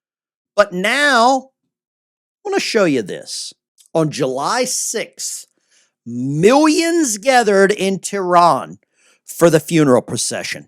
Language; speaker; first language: English; native; English